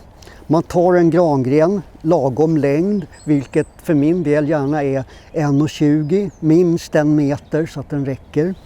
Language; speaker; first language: Swedish; native; Swedish